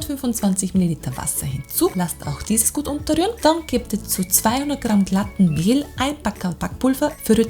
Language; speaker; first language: German; native; German